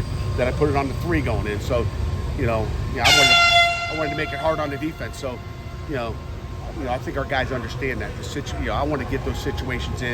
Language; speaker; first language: English; native; English